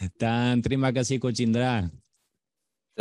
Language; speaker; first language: Indonesian; non-native, fluent; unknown